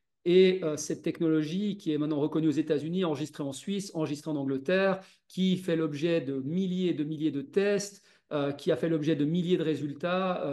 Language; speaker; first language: French; native; French